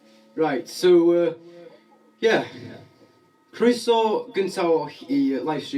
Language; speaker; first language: Welsh; native; Welsh